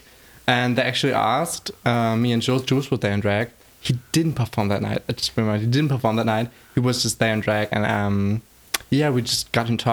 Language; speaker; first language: English; non-native, fluent; German